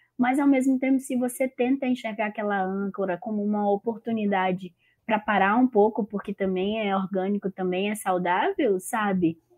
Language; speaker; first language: Portuguese; native; Portuguese